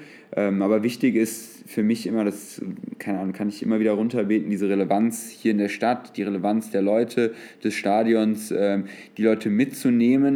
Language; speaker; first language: German; native; German